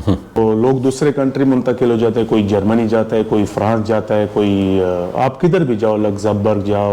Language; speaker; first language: Hindi; non-native, local second language; Pashto